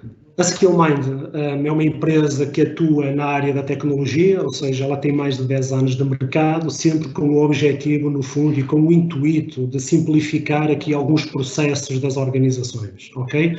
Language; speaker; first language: Portuguese; native; Portuguese